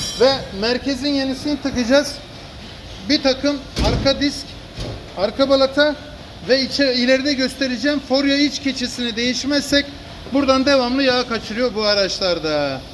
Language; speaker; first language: Turkish; native; Turkish